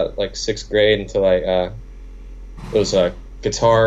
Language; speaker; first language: English; native; English